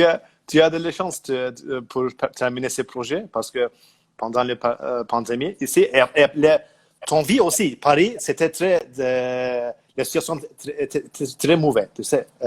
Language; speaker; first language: French; non-native, learner; Turkish